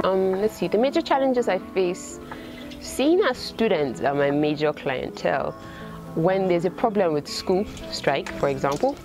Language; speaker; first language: English; non-native, local second language; Hausa